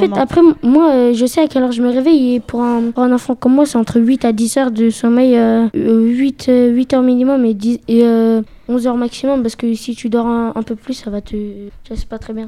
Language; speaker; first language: French; native; French